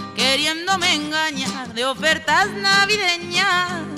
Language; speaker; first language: Spanish; native; Spanish